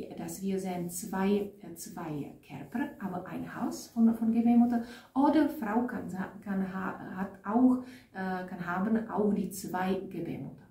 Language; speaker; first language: German; non-native, fluent; Czech